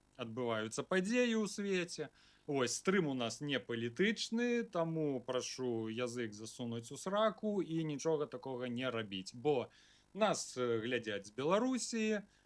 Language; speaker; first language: Belarusian; non-native, local second language; Russian